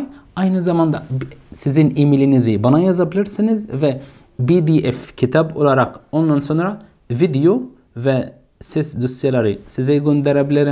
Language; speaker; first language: Turkish; non-native, fluent; Arabic